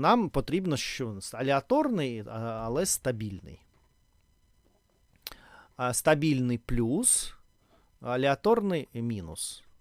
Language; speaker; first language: Ukrainian; non-native, learner; Russian